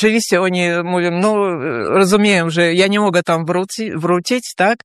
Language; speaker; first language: Polish; early bilingual, heritage; Polish